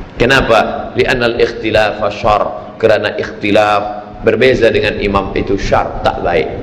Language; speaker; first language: Malay; native; Malay